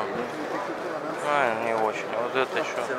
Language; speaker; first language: Russian; native; Russian